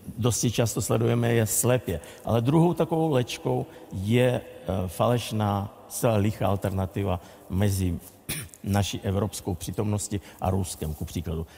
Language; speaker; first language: Czech; non-native, fluent; Russian